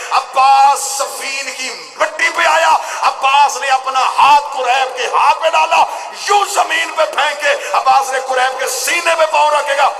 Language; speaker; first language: Urdu; non-native, local second language; Punjabi